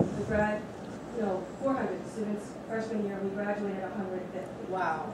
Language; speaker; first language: English; native; English